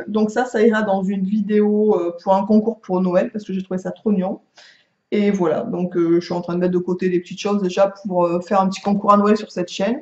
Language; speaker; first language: French; native; French